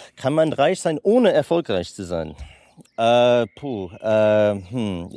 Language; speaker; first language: German; non-native, fluent; English